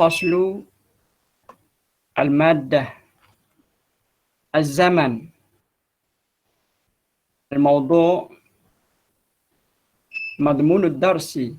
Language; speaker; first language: Arabic; non-native, fluent; Malay